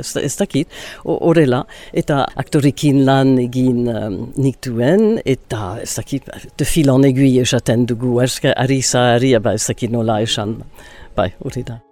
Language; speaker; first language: Basque; early bilingual, other home language; English